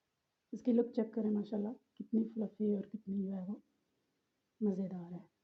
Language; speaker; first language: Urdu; non-native, local second language; Pahari-Potwari